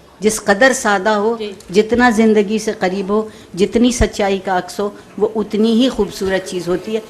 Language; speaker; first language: Urdu; native; Urdu